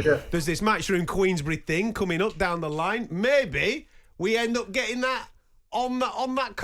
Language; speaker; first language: English; native; English